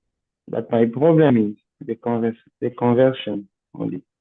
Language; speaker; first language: English; non-native, learner; Portuguese